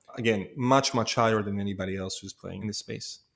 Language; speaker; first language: English; non-native, fluent; Hebrew